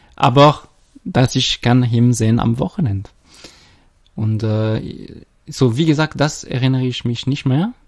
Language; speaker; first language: German; non-native, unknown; French